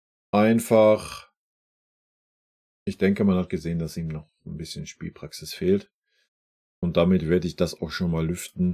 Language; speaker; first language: German; native; German